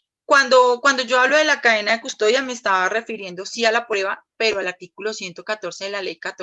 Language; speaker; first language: Spanish; native; Spanish